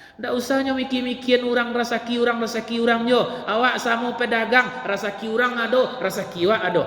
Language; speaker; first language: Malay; non-native, local second language; Minangkabau